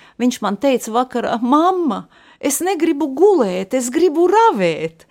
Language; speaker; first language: Latvian; native; Latvian